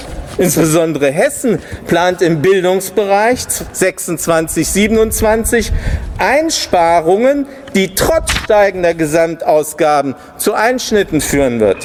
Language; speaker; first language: German; native; German